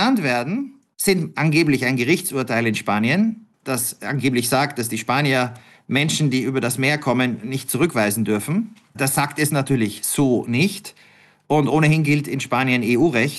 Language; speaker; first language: German; native; German